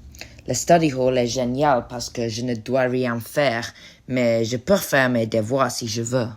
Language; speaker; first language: French; non-native, learner; English